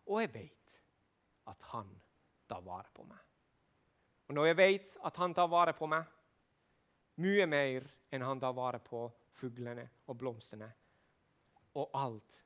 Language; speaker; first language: Swedish; non-native, local second language; Finnish